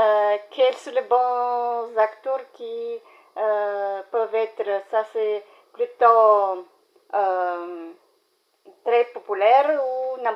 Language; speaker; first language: French; non-native, learner; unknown